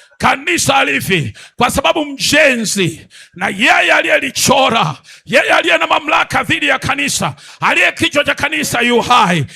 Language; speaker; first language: Swahili; native; Swahili